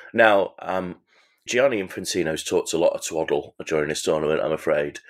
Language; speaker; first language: English; native; English